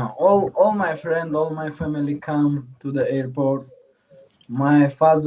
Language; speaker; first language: English; non-native, learner; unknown